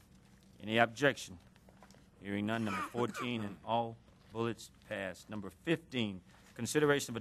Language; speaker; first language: English; native; English